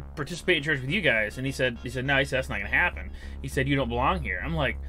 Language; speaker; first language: English; native; English